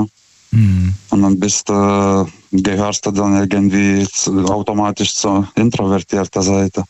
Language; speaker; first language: German; non-native, fluent; Lithuanian